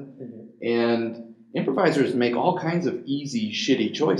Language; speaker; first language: English; native; English